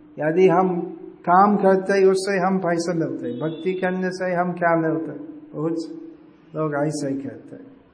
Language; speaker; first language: Hindi; native; Hindi